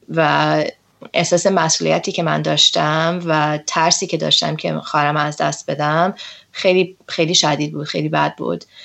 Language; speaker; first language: Persian; early bilingual, heritage; Persian